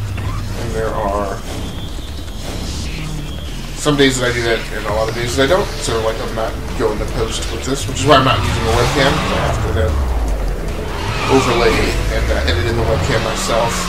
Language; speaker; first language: English; native; English